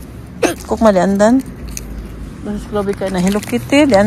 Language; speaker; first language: German; non-native, learner; Cebuano